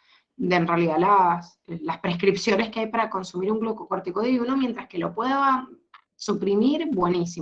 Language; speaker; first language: Spanish; native; Spanish